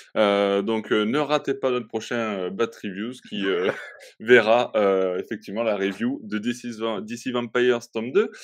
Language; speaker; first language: French; native; French